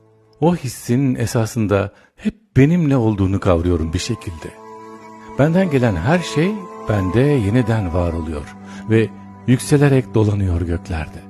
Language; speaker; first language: Turkish; native; Turkish